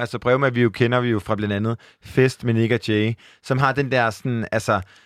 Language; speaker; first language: Danish; native; Danish